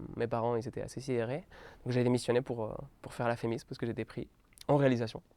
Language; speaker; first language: French; non-native, fluent; Spanish